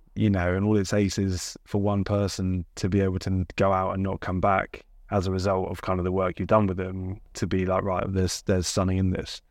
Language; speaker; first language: English; native; English